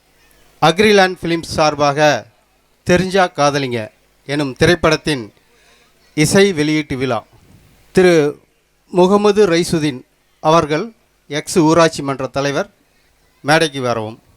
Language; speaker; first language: Tamil; native; Tamil